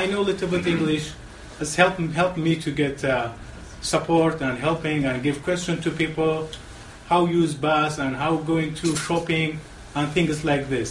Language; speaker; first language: English; non-native, learner; Arabic